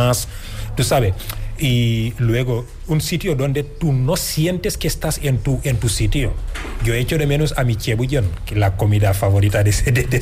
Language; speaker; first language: Spanish; non-native, fluent; Wolof